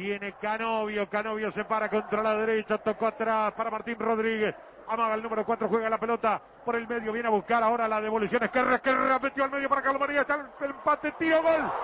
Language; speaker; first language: Spanish; native; Spanish